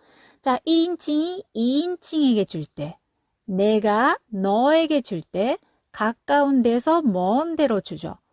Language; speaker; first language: Korean; non-native, fluent; Japanese